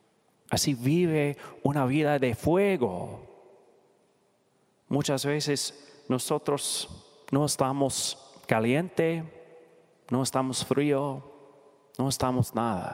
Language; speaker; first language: Spanish; non-native, learner; English